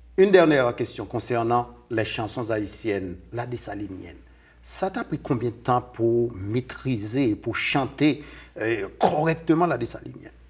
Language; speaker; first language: French; non-native, local second language; Haitian Creole